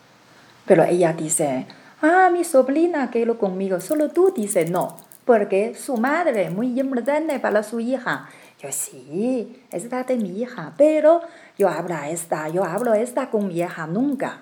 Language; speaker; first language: Spanish; non-native, learner; Chinese